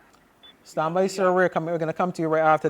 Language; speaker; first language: English; native; English